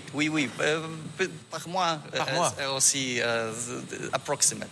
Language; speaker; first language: French; non-native, learner; Polish